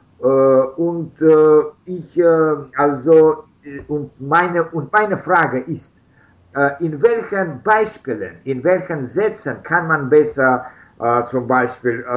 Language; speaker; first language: German; non-native, learner; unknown